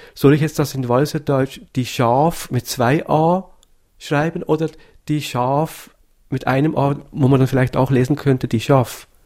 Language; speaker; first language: German; native; German